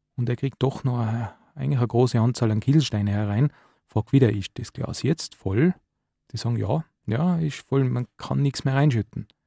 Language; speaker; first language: German; native; German